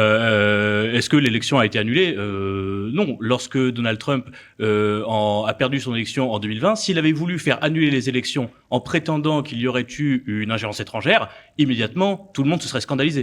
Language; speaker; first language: French; native; French